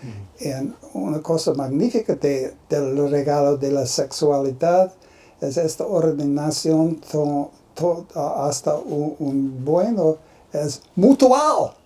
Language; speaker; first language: Spanish; non-native, learner; English